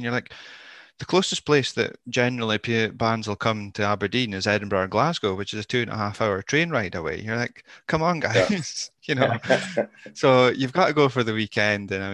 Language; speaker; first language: English; native; English